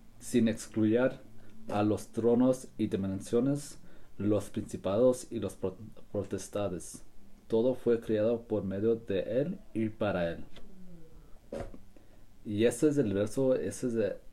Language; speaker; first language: Spanish; early bilingual, heritage; Spanish